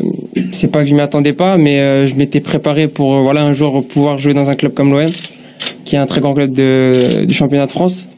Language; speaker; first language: French; native; French